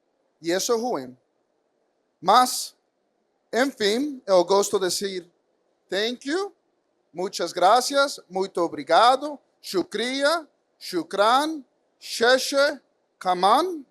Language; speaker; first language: Portuguese; non-native, fluent; Spanish